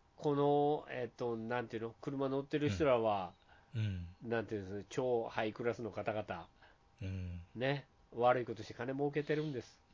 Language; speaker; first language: Japanese; native; Japanese